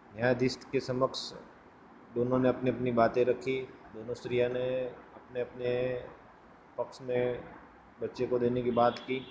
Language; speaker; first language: Hindi; non-native, local second language; Gujarati